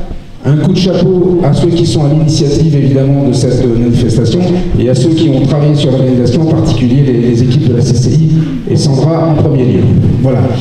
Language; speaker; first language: French; native; French